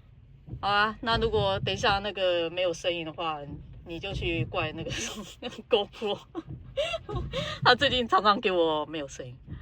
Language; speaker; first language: Chinese; native; Chinese